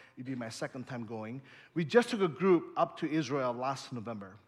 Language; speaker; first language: English; early bilingual, other home language; Indonesian